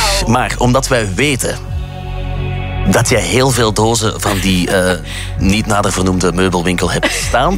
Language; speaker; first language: Dutch; native; Dutch